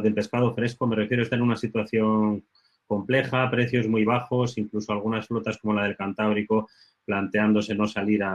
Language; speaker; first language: Spanish; native; Spanish